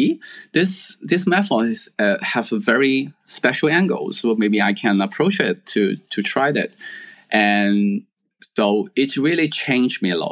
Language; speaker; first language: English; non-native, local second language; Cantonese